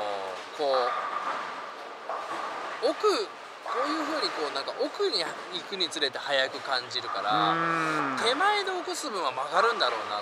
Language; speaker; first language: Japanese; native; Japanese